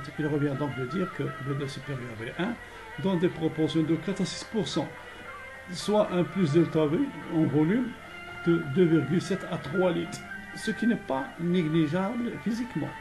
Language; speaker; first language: French; non-native, local second language; Arabic